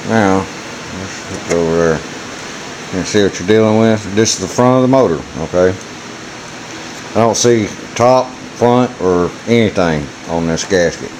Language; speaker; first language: English; native; English